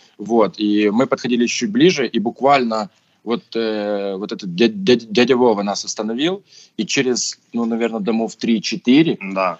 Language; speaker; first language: Russian; native; Russian